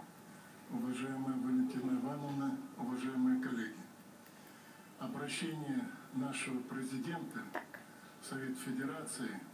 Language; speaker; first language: Russian; native; Russian